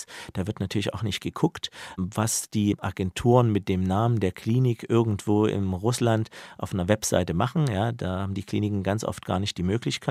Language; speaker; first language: German; native; German